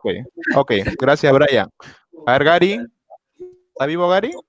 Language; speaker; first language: Spanish; native; Spanish